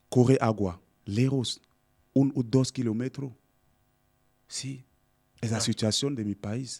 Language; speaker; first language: Spanish; non-native, learner; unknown